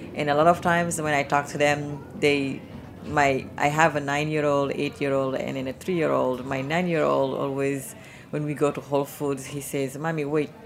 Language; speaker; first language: Spanish; non-native, learner; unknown